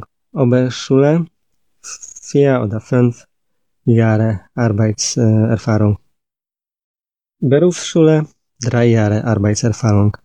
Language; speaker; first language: German; non-native, learner; Polish